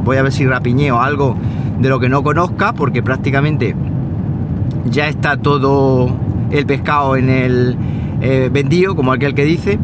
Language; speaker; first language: Spanish; native; Spanish